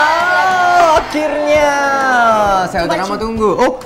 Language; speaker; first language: Indonesian; non-native, learner; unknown